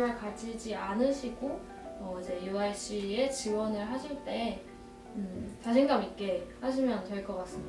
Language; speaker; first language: Korean; native; Korean